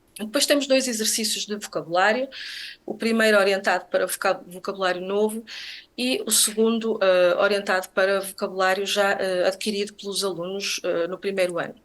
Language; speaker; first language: Portuguese; native; Portuguese